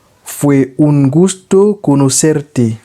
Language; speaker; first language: Spanish; non-native, learner; Haitian Creole